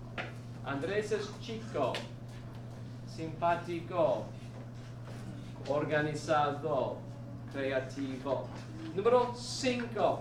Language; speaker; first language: Spanish; non-native, fluent; English